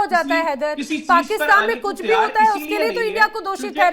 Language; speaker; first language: Hindi; native; Hindi